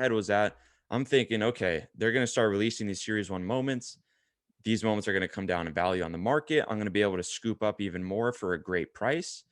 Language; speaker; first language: English; native; English